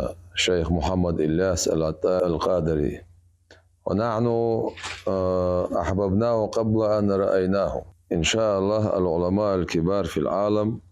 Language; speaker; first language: Arabic; non-native, fluent; Chechen